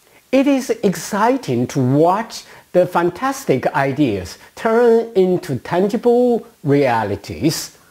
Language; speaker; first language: English; non-native, fluent; Chinese